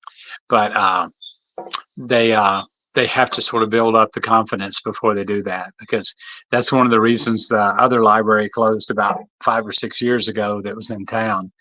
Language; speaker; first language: English; native; English